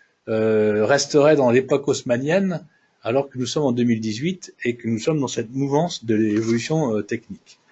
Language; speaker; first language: French; native; French